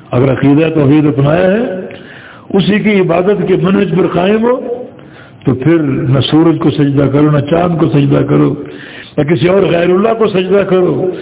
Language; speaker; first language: Urdu; native; Urdu